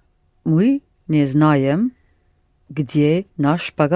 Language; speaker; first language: Russian; non-native, learner; English